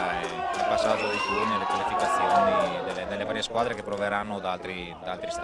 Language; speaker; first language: Italian; native; Italian